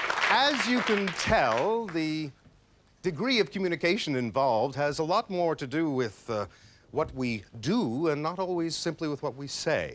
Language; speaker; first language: English; native; English